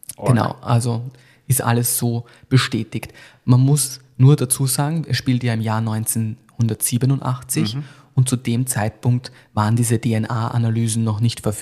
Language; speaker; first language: German; native; German